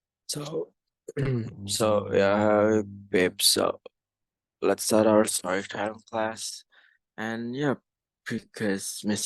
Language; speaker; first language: English; non-native, fluent; Indonesian